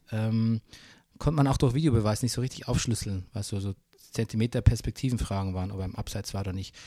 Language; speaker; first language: German; native; German